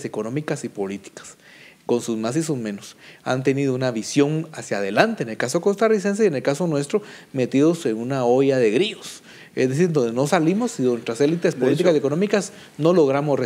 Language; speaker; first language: Spanish; native; Spanish